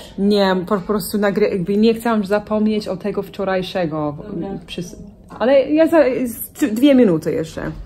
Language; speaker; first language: Polish; non-native, fluent; English